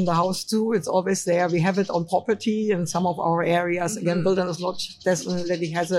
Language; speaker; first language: English; non-native, fluent; German